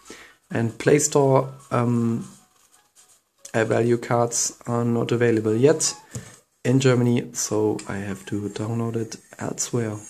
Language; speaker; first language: English; non-native, fluent; German